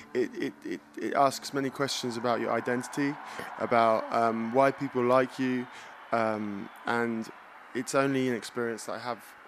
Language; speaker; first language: English; native; English